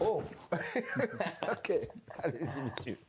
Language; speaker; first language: French; native; French